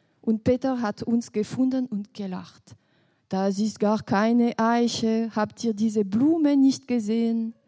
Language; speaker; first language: German; non-native, local second language; French